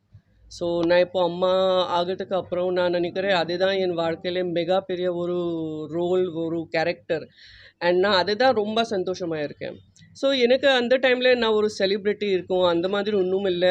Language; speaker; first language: Tamil; non-native, fluent; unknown